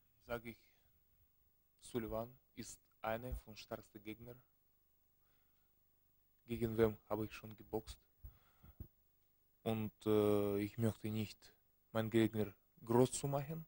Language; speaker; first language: German; non-native, learner; Russian